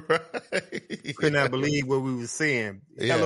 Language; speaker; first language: English; native; English